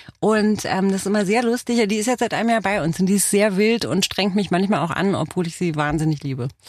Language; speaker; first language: German; early bilingual, other home language; Romanian